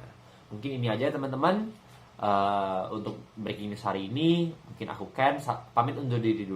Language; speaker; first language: Indonesian; native; Indonesian